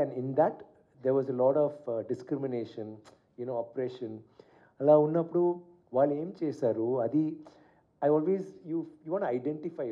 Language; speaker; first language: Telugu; non-native, learner; Tamil